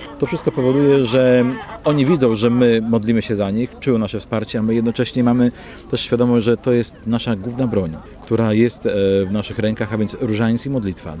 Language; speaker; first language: Polish; native; Polish